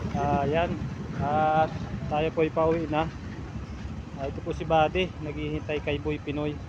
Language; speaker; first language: Filipino; native; Filipino